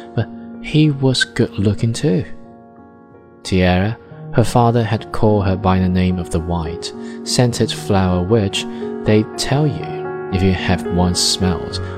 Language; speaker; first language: English; non-native, fluent; Chinese